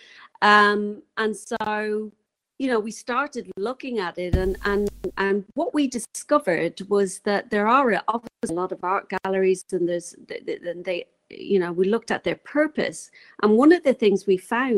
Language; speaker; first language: English; native; English